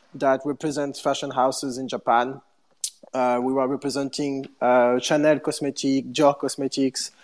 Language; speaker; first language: English; non-native, fluent; French